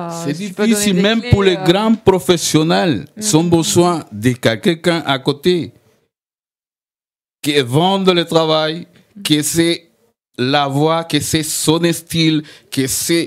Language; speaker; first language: French; non-native, learner; Spanish